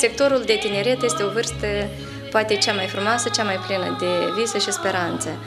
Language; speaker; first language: Romanian; native; Romanian